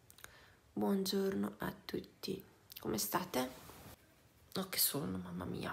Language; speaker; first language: Italian; native; Italian